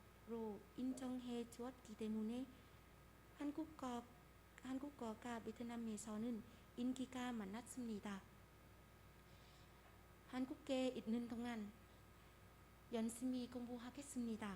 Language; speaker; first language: Korean; non-native, fluent; Vietnamese